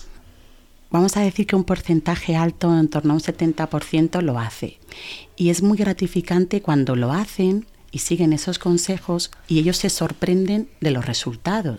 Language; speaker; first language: Spanish; early bilingual, other home language; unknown